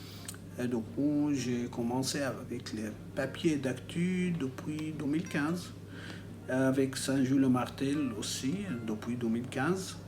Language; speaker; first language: French; non-native, fluent; Arabic